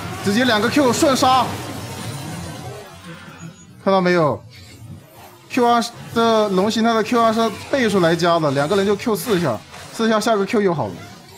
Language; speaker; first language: Chinese; native; Chinese